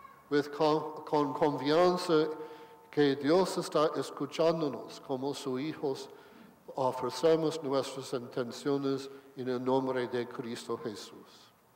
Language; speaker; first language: Spanish; non-native, fluent; English